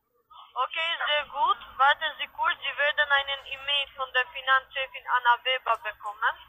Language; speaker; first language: German; non-native, learner; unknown